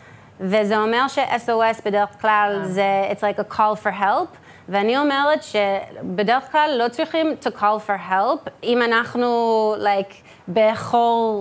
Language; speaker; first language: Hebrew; early bilingual, heritage; English